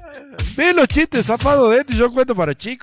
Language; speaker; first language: Spanish; native; Spanish